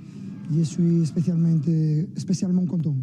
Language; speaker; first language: French; non-native, fluent; Spanish